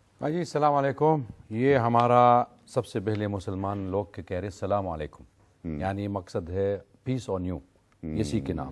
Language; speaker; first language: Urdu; non-native, learner; Arabic